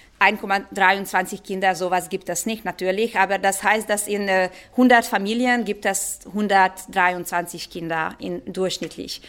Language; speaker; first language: German; non-native, fluent; Hungarian